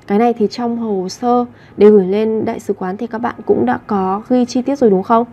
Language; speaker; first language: Vietnamese; native; Vietnamese